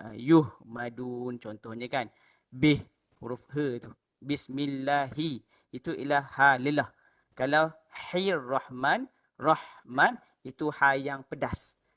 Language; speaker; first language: Malay; native; Malay